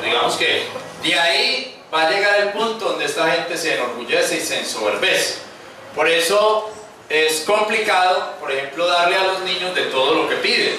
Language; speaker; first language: Spanish; native; Spanish